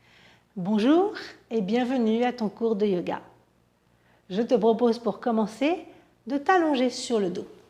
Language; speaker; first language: French; native; French